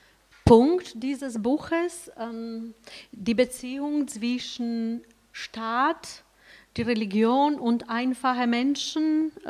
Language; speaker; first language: German; non-native, fluent; Albanian